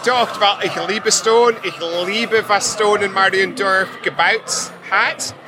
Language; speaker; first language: German; non-native, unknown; English